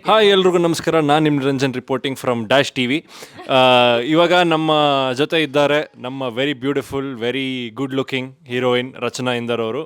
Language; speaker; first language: Kannada; native; Kannada